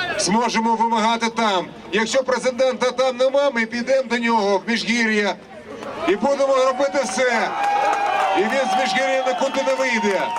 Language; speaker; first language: Ukrainian; non-native, local second language; Russian